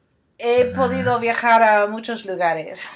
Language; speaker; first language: Spanish; non-native, fluent; English